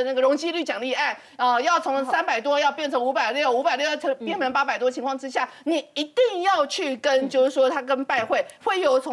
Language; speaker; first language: Chinese; native; Chinese